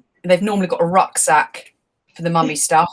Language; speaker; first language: English; native; English